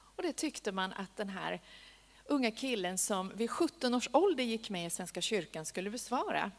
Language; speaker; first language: Swedish; native; Swedish